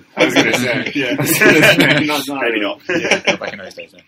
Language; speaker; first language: English; native; English